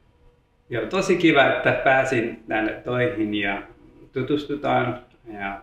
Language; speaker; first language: Finnish; non-native, learner; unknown